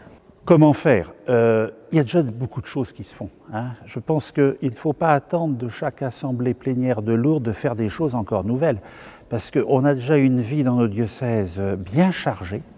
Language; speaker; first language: French; native; French